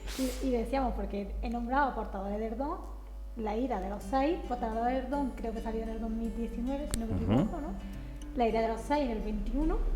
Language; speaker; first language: Spanish; native; Spanish